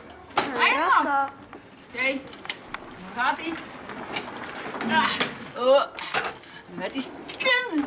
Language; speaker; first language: Dutch; native; Dutch